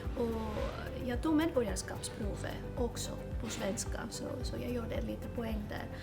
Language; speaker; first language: Swedish; non-native, fluent; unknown